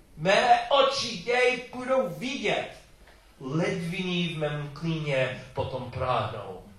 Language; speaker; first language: Czech; non-native, learner; English